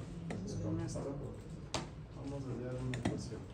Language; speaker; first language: Spanish; native; Spanish